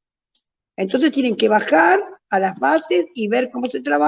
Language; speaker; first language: Spanish; native; Spanish